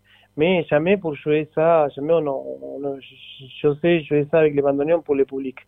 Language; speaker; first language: French; non-native, fluent; Spanish